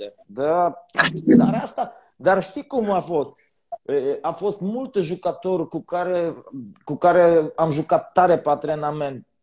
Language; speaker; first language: Romanian; non-native, learner; Polish